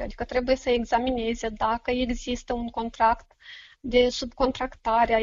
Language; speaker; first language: Romanian; native; Romanian